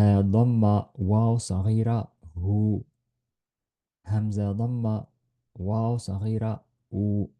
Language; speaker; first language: Arabic; non-native, fluent; Estonian